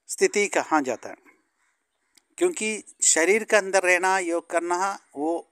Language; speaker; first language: Hindi; non-native, local second language; Tamil